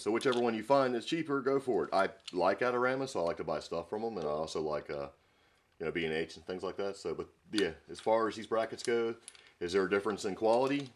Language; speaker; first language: English; native; English